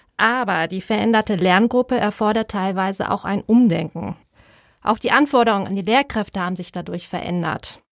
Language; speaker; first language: German; native; German